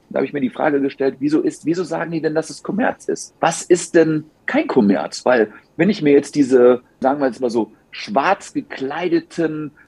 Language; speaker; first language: German; native; German